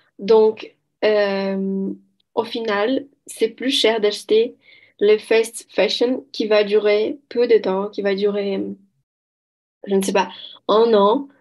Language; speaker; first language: French; non-native, learner; Portuguese